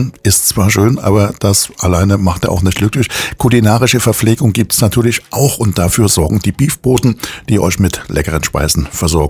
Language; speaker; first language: German; native; German